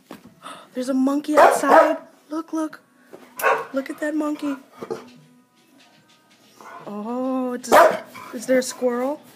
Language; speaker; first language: English; native; English